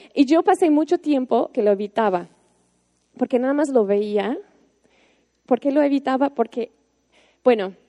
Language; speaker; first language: Spanish; non-native, fluent; English